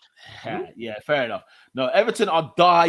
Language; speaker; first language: English; native; English